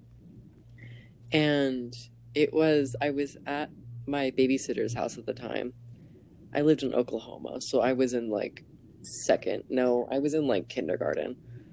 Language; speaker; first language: English; native; English